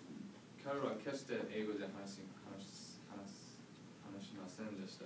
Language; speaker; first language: Japanese; non-native, learner; English